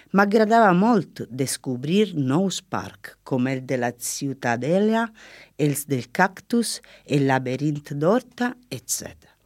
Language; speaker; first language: Catalan; non-native, learner; Italian